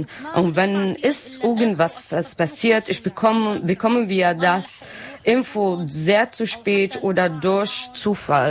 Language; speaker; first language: German; non-native, learner; Arabic